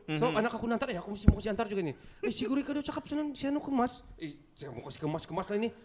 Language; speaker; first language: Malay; native; Malay